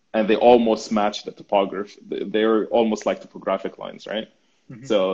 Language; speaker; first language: English; non-native, fluent; Arabic